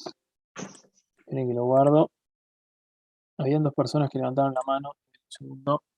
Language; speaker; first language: Spanish; native; Spanish